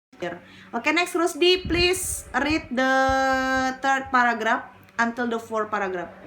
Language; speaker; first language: English; non-native, learner; Indonesian